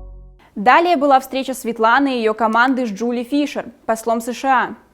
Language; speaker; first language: Russian; native; Russian